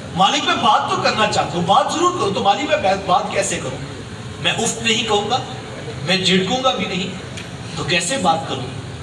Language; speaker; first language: Urdu; non-native, local second language; Punjabi